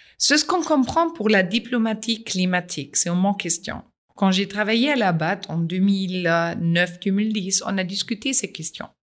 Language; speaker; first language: French; non-native, fluent; German